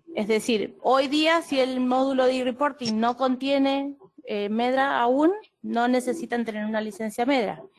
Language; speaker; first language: Spanish; native; Spanish